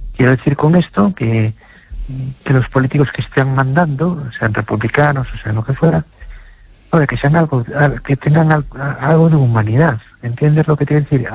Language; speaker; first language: Spanish; native; Spanish